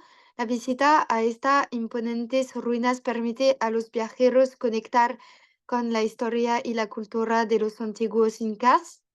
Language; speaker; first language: Spanish; non-native, learner; French